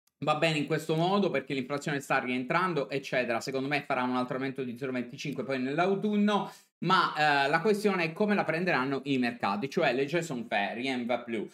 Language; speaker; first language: Italian; native; Italian